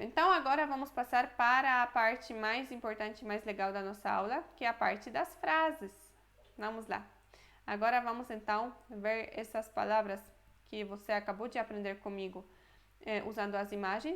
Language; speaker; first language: Portuguese; non-native, fluent; Polish